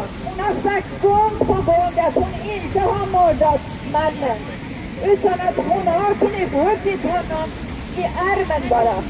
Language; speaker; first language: Swedish; non-native, fluent; Persian